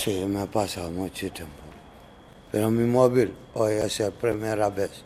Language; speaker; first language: Spanish; non-native, learner; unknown